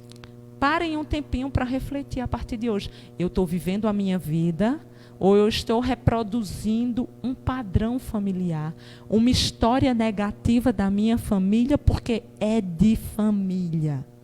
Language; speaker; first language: Portuguese; native; Portuguese